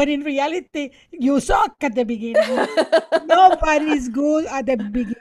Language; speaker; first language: English; non-native, fluent; Spanish